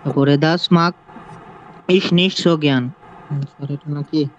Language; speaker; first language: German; non-native, learner; Bangla